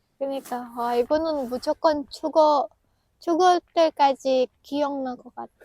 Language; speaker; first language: Korean; native; Korean